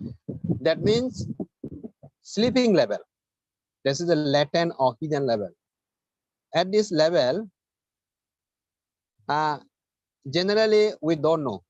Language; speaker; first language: English; non-native, fluent; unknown